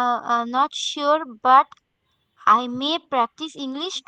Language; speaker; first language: English; non-native, learner; Bangla